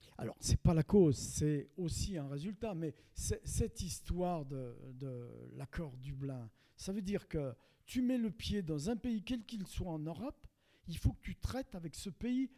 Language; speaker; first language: French; native; French